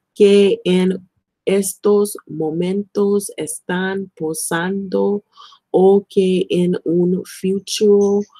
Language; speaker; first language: Spanish; non-native, learner; English